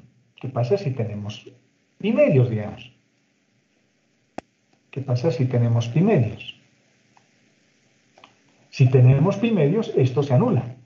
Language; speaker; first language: Spanish; native; Spanish